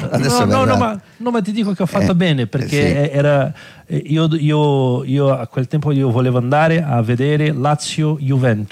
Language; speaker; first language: Italian; non-native, fluent; Portuguese